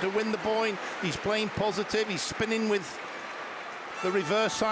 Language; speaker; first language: English; native; English